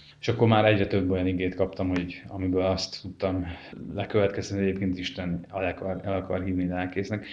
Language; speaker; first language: Hungarian; native; Hungarian